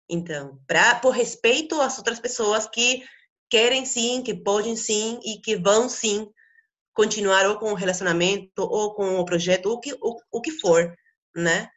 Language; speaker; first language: Portuguese; non-native, fluent; Spanish